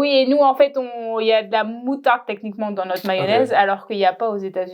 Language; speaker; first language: French; native; French